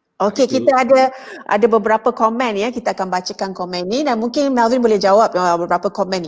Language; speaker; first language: Malay; native; Malay